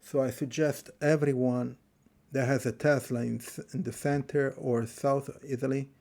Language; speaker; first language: English; non-native, fluent; Italian